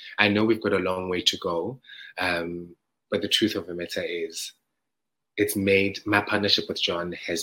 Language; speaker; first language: English; non-native, local second language; Zulu